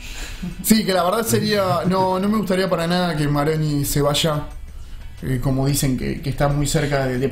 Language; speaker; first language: Spanish; native; Spanish